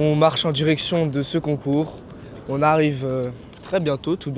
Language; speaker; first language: French; native; French